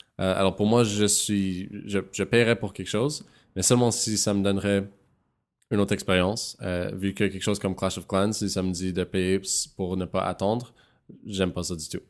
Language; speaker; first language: French; non-native, local second language; English